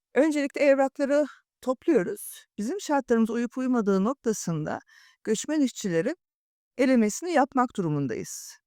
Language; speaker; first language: Turkish; native; Turkish